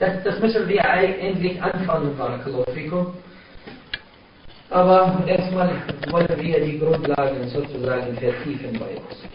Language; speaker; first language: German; non-native, fluent; Arabic